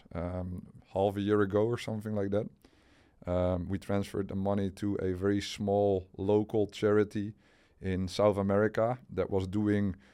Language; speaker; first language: English; non-native, fluent; Dutch